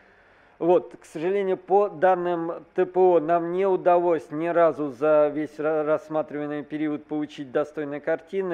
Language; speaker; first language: Russian; native; Russian